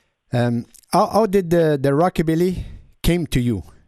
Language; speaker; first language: English; non-native, learner; French